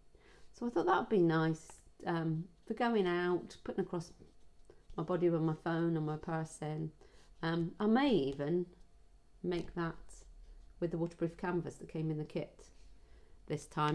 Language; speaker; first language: English; native; English